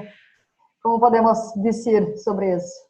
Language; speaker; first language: Spanish; non-native, fluent; Portuguese